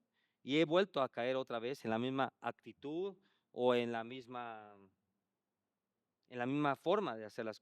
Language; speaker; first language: Spanish; native; Spanish